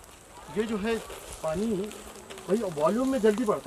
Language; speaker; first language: Hindi; native; Hindi